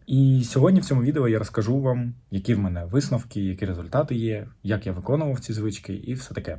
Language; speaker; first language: Ukrainian; non-native, local second language; Russian